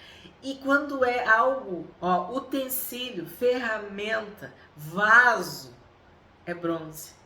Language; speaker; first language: Portuguese; native; Portuguese